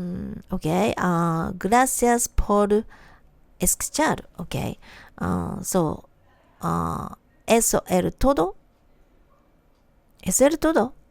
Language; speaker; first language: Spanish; non-native, learner; Japanese